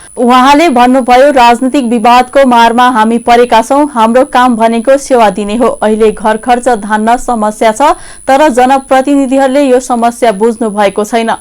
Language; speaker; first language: Nepali; native; Nepali